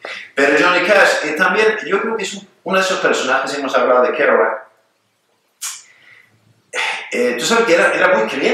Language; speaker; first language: Spanish; non-native, fluent; Swedish